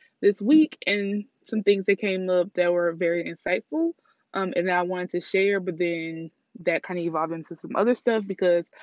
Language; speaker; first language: English; native; English